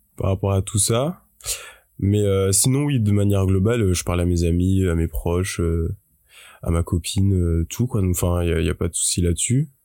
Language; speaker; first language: French; native; French